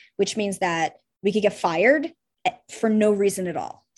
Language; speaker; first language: English; early bilingual, heritage; Russian